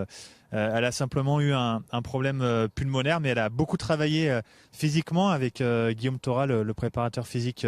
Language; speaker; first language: French; native; French